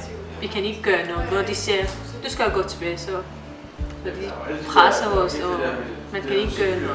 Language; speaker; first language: Danish; non-native, learner; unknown